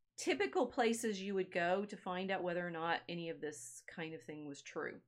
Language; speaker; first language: English; native; English